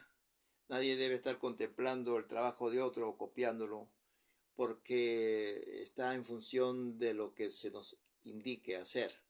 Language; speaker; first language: Spanish; native; Spanish